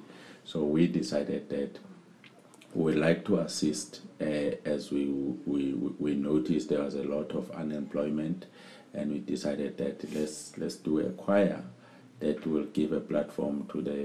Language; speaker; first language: English; non-native, local second language; Zulu